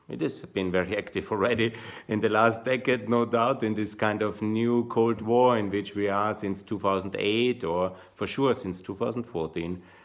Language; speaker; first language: English; non-native, fluent; German